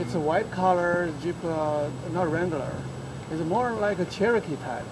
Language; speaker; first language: English; non-native, fluent; Chinese